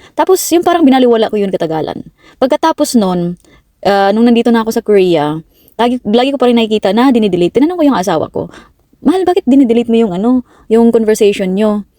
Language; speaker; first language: Filipino; non-native, local second language; Cebuano